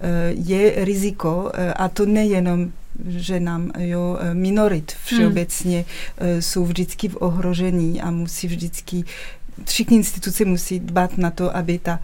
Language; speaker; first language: Czech; non-native, fluent; French